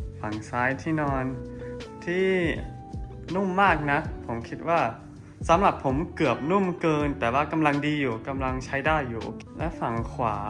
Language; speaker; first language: Thai; non-native, fluent; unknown